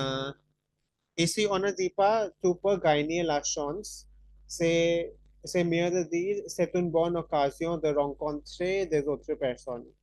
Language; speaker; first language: French; non-native, fluent; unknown